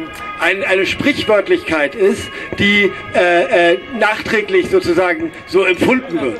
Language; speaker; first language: German; native; German